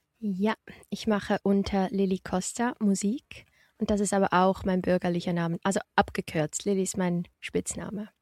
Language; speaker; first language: German; early bilingual, other home language; Portuguese